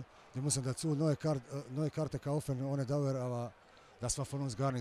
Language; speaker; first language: German; non-native, learner; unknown